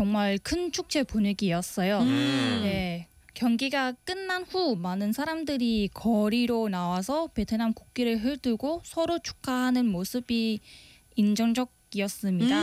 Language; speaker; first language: Korean; non-native, fluent; Vietnamese